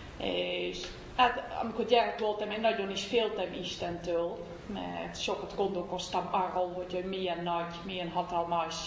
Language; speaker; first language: Hungarian; non-native, fluent; Dutch